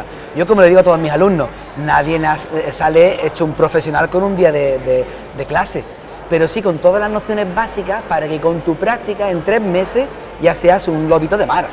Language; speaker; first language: Spanish; native; Spanish